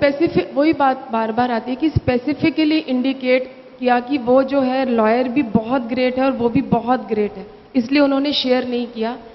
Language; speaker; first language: Hindi; native; Hindi